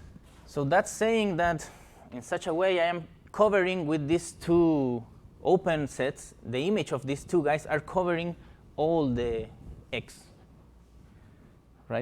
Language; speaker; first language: English; non-native, fluent; Spanish